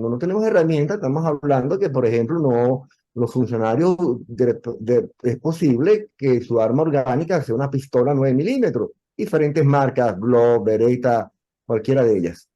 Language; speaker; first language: Spanish; native; Spanish